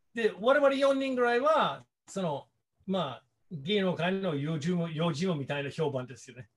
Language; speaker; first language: Japanese; non-native, fluent; English